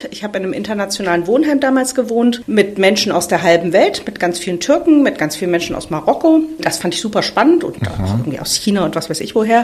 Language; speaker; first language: German; native; German